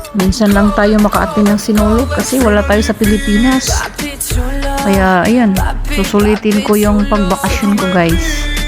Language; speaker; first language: Filipino; non-native, local second language; Cebuano